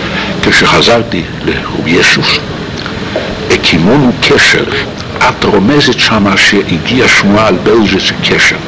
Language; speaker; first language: Hebrew; non-native, fluent; Polish